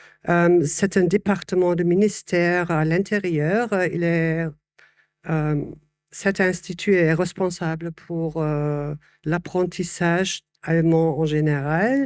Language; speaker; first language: French; non-native, fluent; German